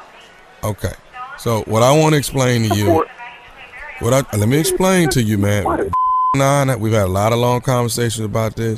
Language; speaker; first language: English; native; English